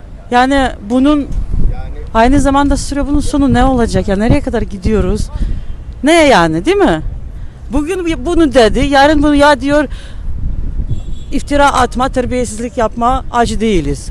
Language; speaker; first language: Turkish; non-native, fluent; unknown